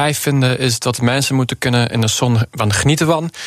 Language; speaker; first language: Dutch; non-native, learner; English